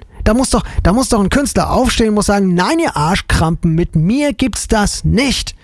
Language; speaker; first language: German; native; German